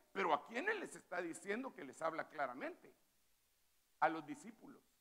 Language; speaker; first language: Spanish; native; Spanish